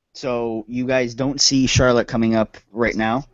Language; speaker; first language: English; native; English